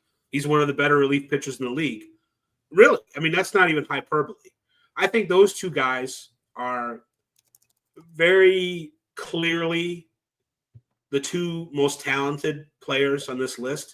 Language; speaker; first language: English; native; English